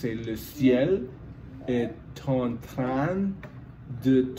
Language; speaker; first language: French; non-native, learner; Filipino